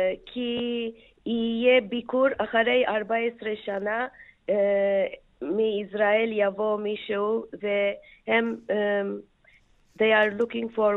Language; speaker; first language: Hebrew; non-native, fluent; Turkish